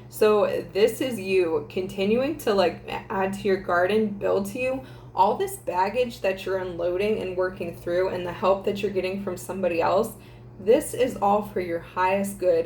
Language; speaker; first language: English; native; English